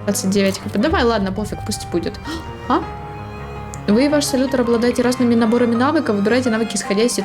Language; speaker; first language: Russian; native; Russian